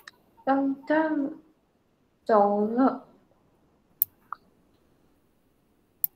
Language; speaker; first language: Chinese; non-native, learner; Indonesian